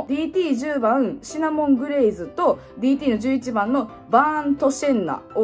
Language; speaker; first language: Japanese; native; Japanese